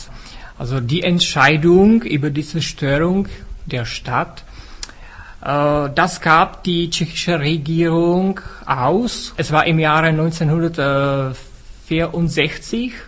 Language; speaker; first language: German; non-native, fluent; Czech